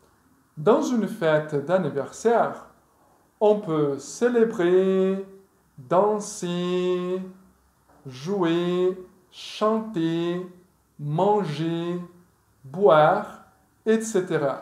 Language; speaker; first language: French; non-native, fluent; Portuguese